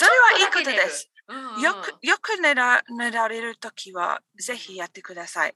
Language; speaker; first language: Japanese; non-native, learner; English